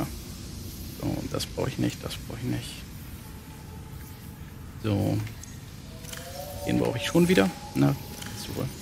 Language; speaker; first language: German; native; German